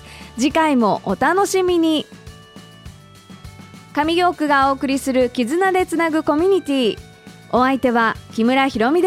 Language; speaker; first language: Japanese; native; Japanese